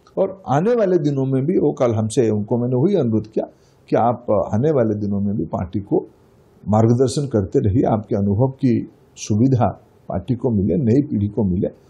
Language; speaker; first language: Hindi; non-native, local second language; Odia